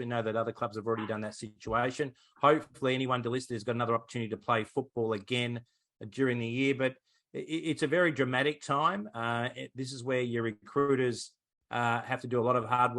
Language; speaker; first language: English; native; English